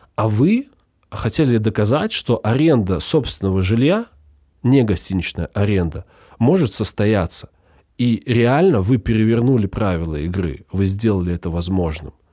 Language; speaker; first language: Russian; native; Russian